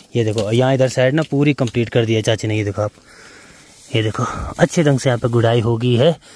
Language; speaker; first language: Hindi; non-native, local second language; Garhwali